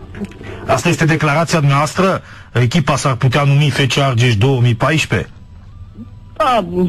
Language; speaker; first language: Romanian; native; Romanian